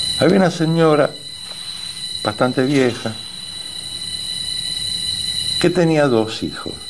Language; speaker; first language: Spanish; native; Spanish